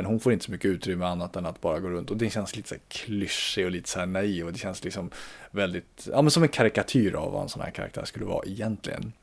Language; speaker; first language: Swedish; native; Swedish